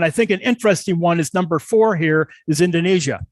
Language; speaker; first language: English; native; English